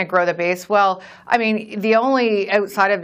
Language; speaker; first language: English; native; English